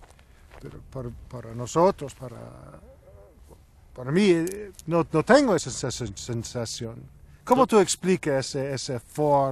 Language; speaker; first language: Spanish; non-native, learner; English